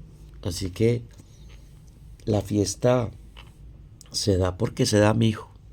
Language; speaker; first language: Spanish; native; Spanish